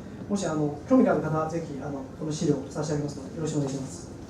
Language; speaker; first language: Japanese; non-native, fluent; Chinese